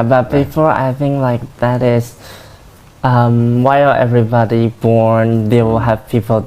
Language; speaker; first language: English; non-native, learner; Chinese